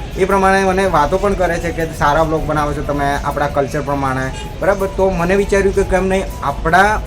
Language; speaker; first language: Gujarati; native; Gujarati